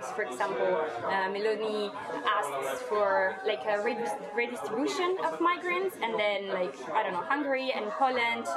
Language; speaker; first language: English; non-native, fluent; Italian